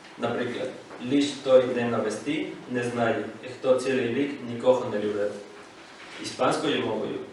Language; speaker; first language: Ukrainian; non-native, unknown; Spanish